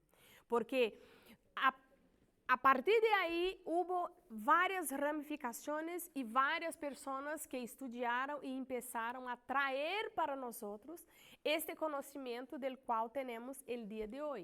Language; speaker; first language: Spanish; non-native, learner; Portuguese